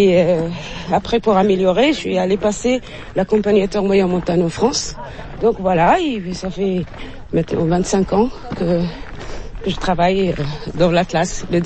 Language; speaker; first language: French; non-native, local second language; Arabic